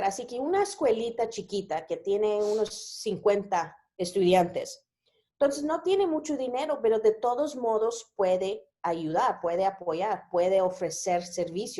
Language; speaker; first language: Spanish; early bilingual, heritage; Spanish